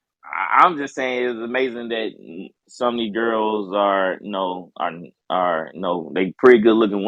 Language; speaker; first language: English; native; English